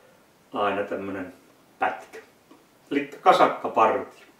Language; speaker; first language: Finnish; native; Finnish